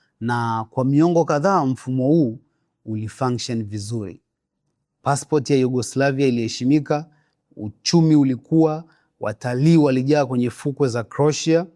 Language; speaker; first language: Swahili; native; Swahili